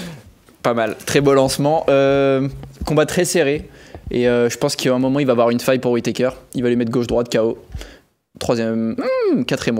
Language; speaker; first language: French; native; French